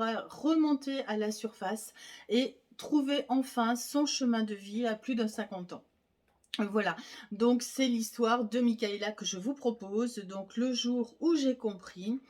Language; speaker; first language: French; native; French